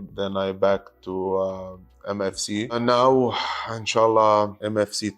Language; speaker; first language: English; non-native, learner; Arabic